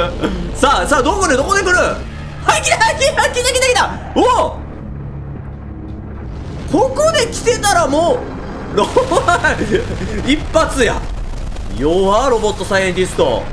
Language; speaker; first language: Japanese; native; Japanese